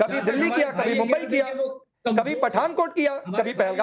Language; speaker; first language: Hindi; native; Hindi